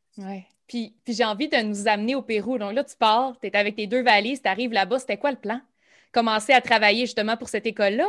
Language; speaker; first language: French; native; French